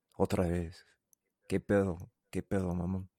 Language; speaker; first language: Spanish; non-native, learner; English